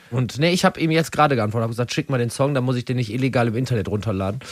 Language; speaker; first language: German; native; German